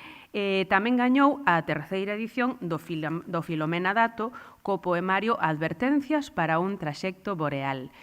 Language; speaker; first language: Galician; native; Galician